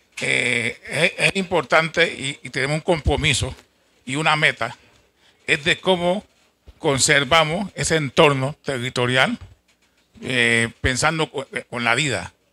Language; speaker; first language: Spanish; native; Spanish